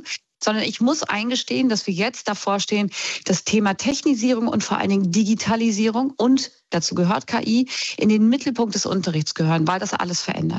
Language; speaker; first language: German; native; German